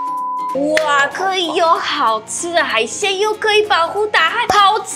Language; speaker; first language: Chinese; non-native, fluent; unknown